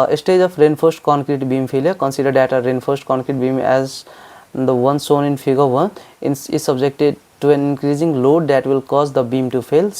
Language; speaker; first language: English; non-native, local second language; Nepali